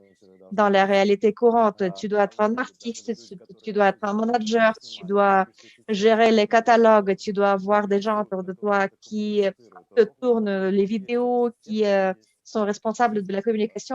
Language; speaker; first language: French; native; French